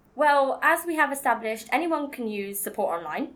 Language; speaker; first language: English; native; English